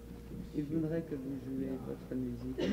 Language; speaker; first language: French; non-native, fluent; English